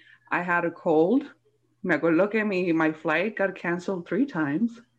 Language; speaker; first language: English; early bilingual, other home language; Spanish